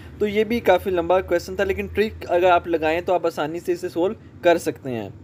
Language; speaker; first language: Urdu; non-native, local second language; Punjabi